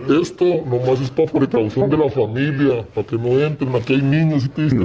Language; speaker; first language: Spanish; native; Spanish